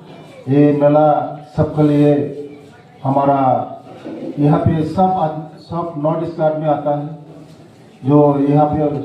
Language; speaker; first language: Hindi; non-native, local second language; Kok Borok